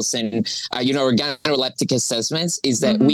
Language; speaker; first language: English; non-native, fluent; Spanish